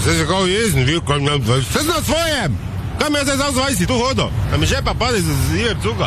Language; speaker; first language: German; non-native, learner; Slovenian